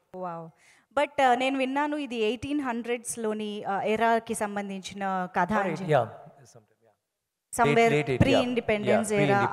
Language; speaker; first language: Telugu; native; Telugu